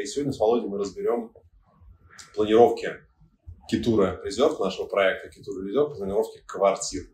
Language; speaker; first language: Russian; native; Russian